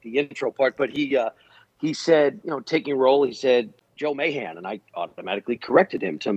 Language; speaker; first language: English; native; English